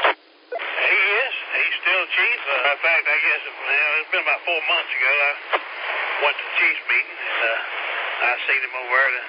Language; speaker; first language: English; native; English